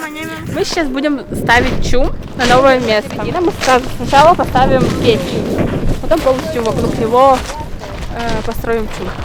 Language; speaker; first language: Russian; non-native, local second language; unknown